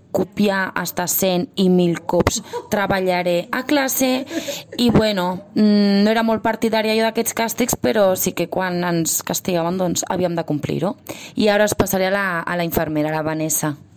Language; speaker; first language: Catalan; native; Catalan